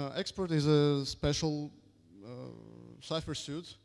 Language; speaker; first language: English; non-native, fluent; Russian